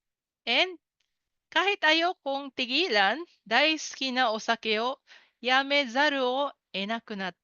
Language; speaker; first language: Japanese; non-native, fluent; Filipino